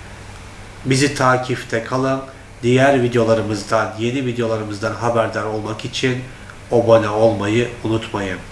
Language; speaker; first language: Turkish; non-native, fluent; Turkmen